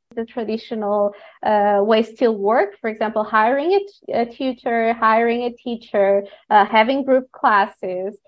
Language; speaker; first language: English; non-native, fluent; Portuguese